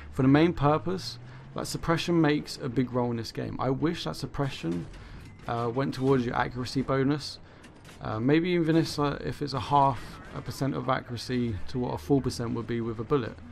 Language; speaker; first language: English; native; English